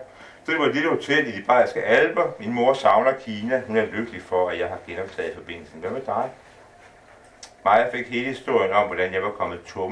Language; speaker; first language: Danish; native; Danish